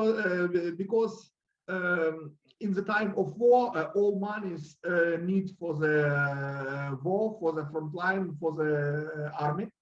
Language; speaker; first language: English; non-native, learner; Russian